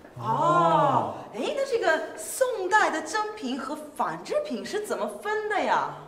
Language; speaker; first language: Chinese; non-native, fluent; Russian